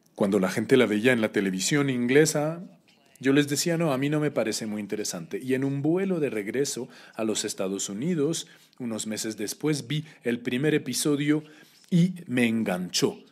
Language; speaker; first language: Spanish; non-native, fluent; English